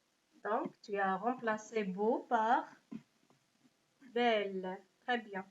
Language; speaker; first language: French; non-native, local second language; Arabic